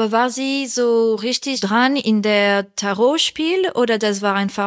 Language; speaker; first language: German; non-native, fluent; French